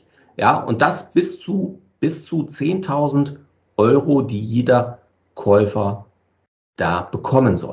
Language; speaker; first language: German; native; German